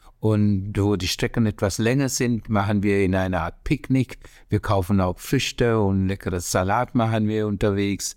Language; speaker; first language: German; non-native, fluent; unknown